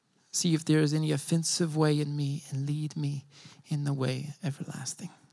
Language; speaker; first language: English; native; English